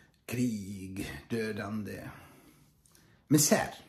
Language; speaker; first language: Swedish; non-native, fluent; Arabic